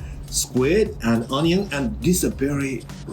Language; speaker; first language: English; non-native, learner; Japanese